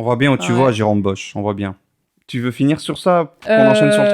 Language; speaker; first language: French; native; French